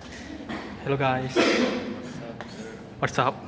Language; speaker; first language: English; non-native, learner; Indonesian